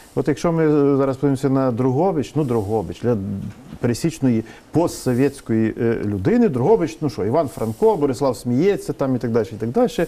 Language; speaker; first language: Ukrainian; native; Ukrainian